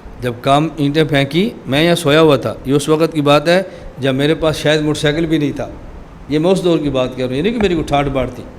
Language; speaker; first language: Urdu; non-native, local second language; Punjabi